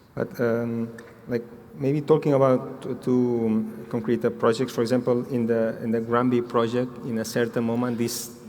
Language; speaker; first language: English; non-native, fluent; Catalan